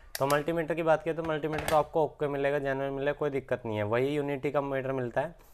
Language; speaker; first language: Hindi; native; Hindi